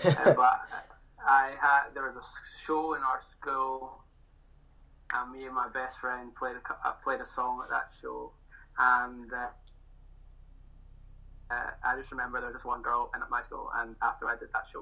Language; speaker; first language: English; native; English